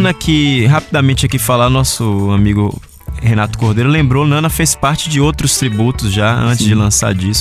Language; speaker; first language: Portuguese; native; Portuguese